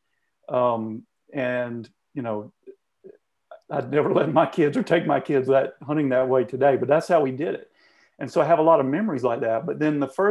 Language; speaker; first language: English; native; English